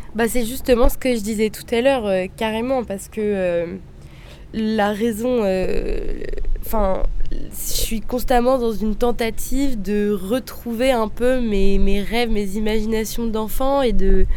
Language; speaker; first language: French; native; French